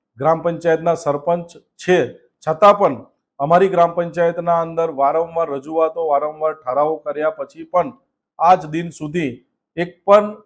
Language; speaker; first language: Gujarati; native; Gujarati